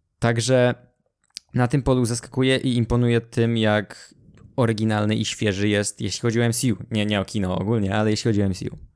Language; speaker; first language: Polish; native; Polish